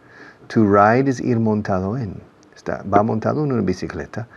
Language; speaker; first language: Spanish; non-native, fluent; English